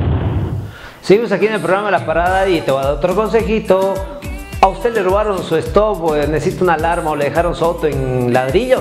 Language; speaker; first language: Spanish; native; Spanish